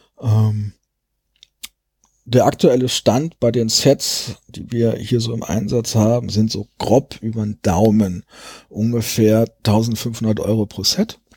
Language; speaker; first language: German; native; German